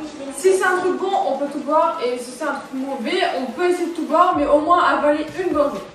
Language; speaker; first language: French; native; French